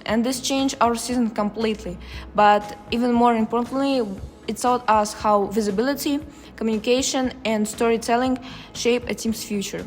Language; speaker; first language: English; non-native, fluent; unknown